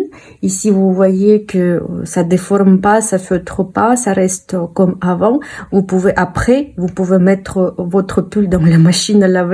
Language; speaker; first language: French; non-native, fluent; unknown